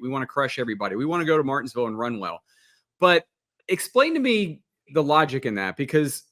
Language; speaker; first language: English; native; English